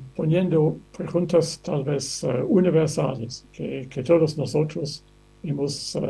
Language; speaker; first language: Spanish; non-native, fluent; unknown